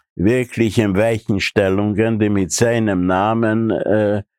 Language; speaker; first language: German; non-native, fluent; Hungarian